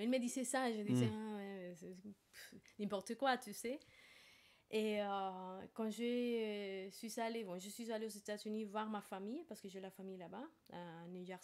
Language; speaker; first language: French; non-native, fluent; Spanish